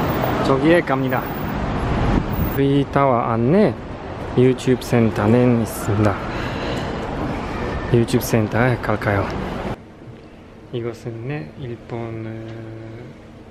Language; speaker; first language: Korean; non-native, learner; Polish